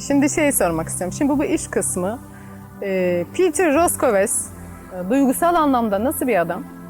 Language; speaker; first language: Turkish; native; Turkish